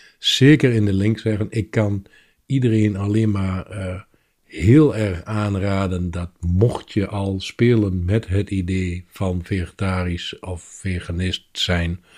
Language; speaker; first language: Dutch; native; Dutch